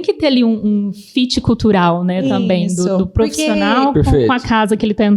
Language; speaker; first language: Portuguese; native; Portuguese